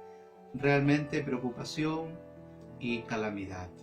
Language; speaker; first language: Spanish; native; Spanish